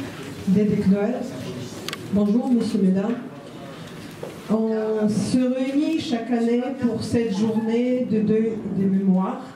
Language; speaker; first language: French; non-native, learner; Chechen